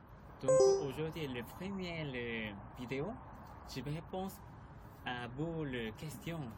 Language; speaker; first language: French; non-native, learner; Korean